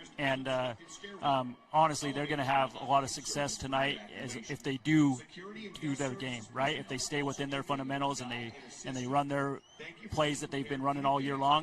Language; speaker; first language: English; native; English